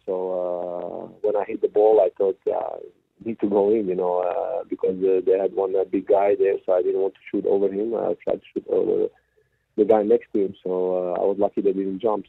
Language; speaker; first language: English; non-native, fluent; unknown